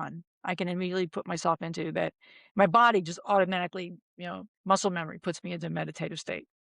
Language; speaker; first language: English; native; English